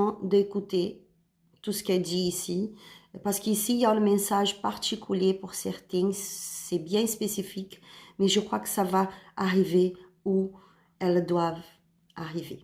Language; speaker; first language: French; non-native, learner; Spanish